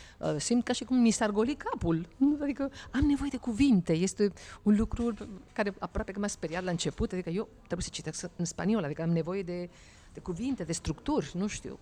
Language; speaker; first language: Romanian; non-native, fluent; Spanish